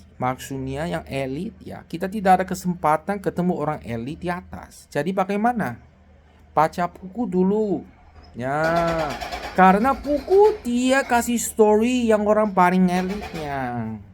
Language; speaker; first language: Indonesian; non-native, learner; Chinese